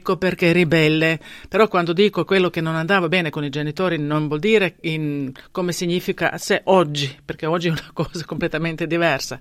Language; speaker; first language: Italian; non-native, fluent; Bosnian